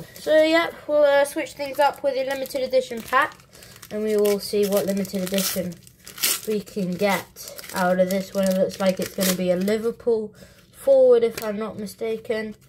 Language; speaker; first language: English; native; English